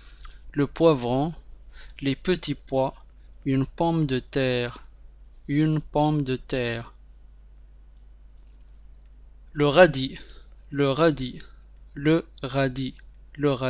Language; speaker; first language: French; non-native, fluent; Arabic